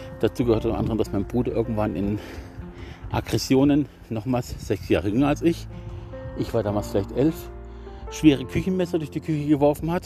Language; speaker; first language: German; native; German